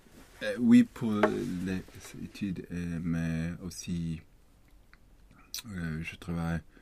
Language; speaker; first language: French; non-native, learner; Swedish